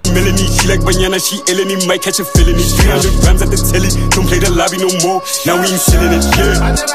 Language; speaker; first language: English; non-native, local second language; Tswana